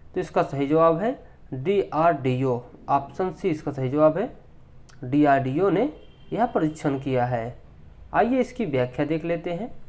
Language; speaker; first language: Hindi; native; Hindi